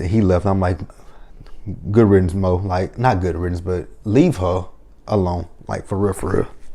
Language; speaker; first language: English; native; English